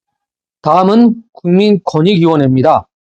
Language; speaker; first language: Korean; native; Korean